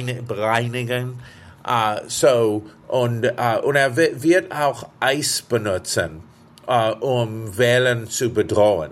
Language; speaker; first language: German; non-native, fluent; English